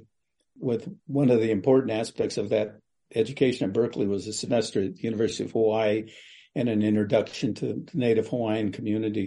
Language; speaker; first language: English; native; English